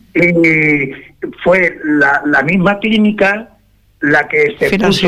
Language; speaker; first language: Spanish; native; Spanish